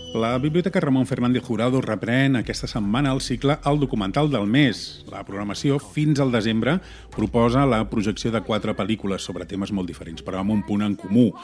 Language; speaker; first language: Catalan; native; Catalan